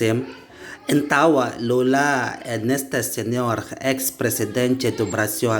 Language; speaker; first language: Portuguese; non-native, learner; Indonesian